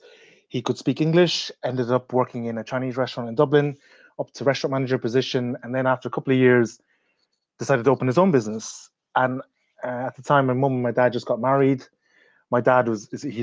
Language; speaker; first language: English; native; English